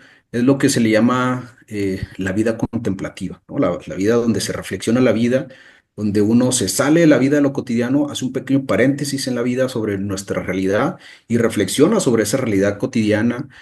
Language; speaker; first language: Spanish; native; Spanish